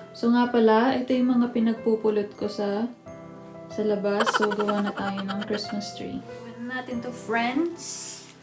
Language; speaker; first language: Filipino; native; Filipino